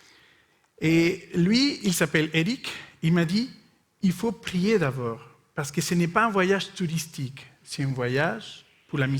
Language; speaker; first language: French; non-native, fluent; Spanish